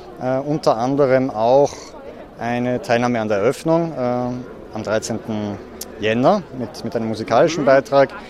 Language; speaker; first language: German; native; German